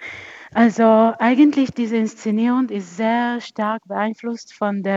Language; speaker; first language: German; non-native, fluent; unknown